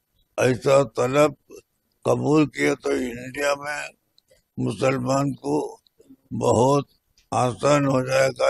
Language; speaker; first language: Hindi; non-native, local second language; Malayalam